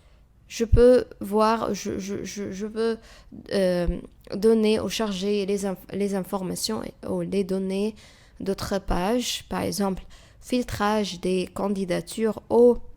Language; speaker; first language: French; non-native, fluent; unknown